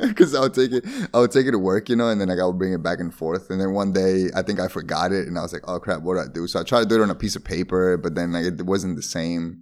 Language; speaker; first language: English; non-native, fluent; Spanish